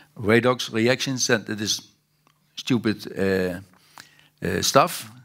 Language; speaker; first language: English; non-native, fluent; Dutch